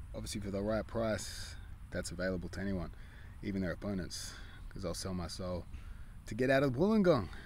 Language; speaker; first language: English; native; English